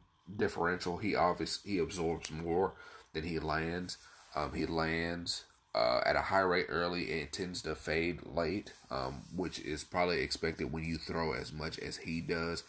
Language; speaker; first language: English; native; English